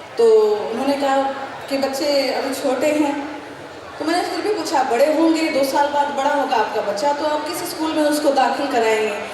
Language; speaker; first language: Hindi; non-native, local second language; Maithili